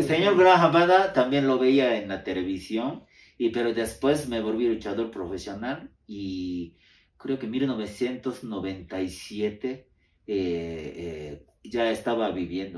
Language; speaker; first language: Spanish; non-native, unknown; Japanese